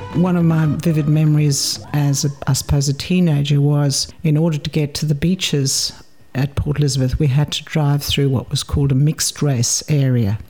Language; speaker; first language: English; native; English